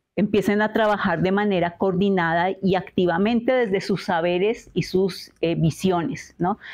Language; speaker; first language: Spanish; native; Spanish